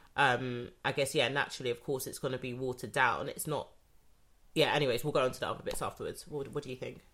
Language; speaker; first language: English; native; English